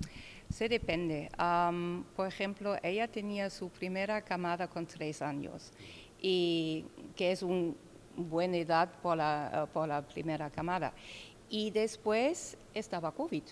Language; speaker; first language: Spanish; non-native, learner; German